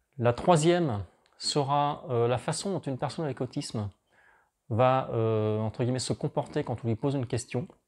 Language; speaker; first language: French; native; French